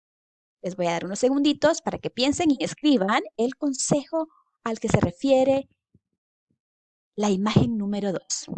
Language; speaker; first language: Spanish; native; Spanish